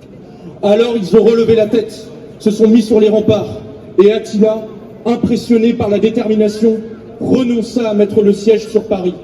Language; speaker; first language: French; native; French